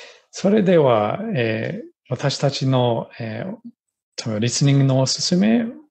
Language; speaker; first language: Japanese; non-native, learner; English